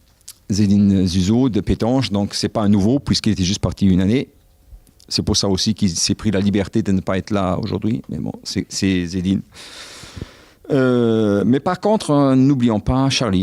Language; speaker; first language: French; non-native, local second language; Luxembourgish